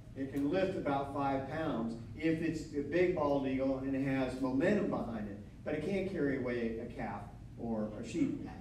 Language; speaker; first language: English; native; English